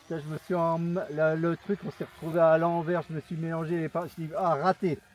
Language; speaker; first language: French; native; French